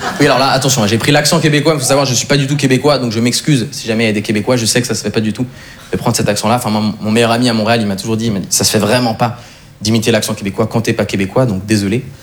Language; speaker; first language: French; native; French